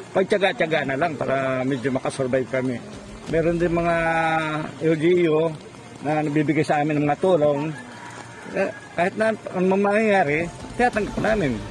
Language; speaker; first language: Filipino; native; Filipino